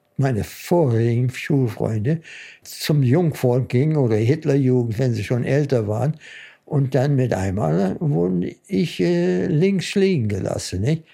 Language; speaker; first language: German; native; German